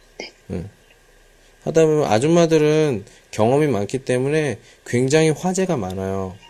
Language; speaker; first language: Korean; native; Korean